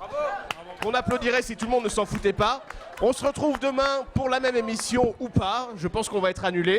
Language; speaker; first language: French; native; French